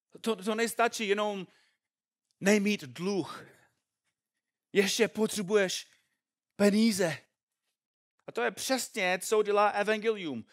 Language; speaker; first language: Czech; non-native, fluent; English